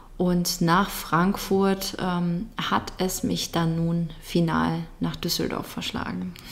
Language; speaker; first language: German; early bilingual, other home language; Russian